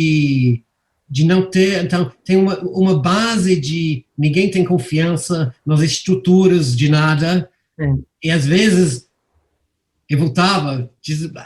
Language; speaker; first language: Portuguese; non-native, fluent; English